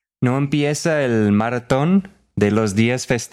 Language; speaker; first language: Spanish; non-native, fluent; English